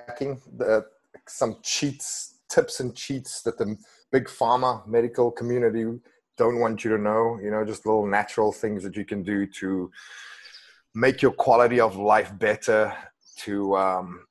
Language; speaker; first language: English; non-native, local second language; Afrikaans